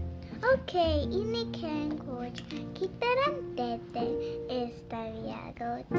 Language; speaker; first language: Hungarian; early bilingual, heritage; Hungarian